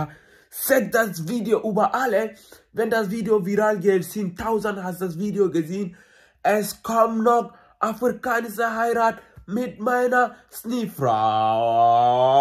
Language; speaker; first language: German; non-native, learner; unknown